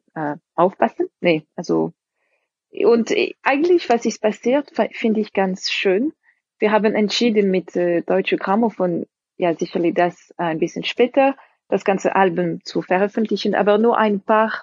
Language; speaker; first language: German; non-native, fluent; French